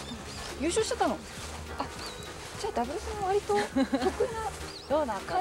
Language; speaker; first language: Japanese; native; Japanese